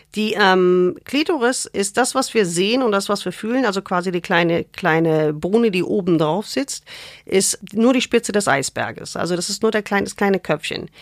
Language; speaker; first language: German; non-native, fluent; English